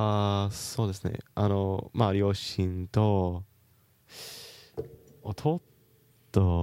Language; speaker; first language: Japanese; non-native, fluent; English